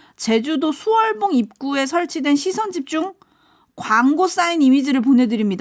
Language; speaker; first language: Korean; native; Korean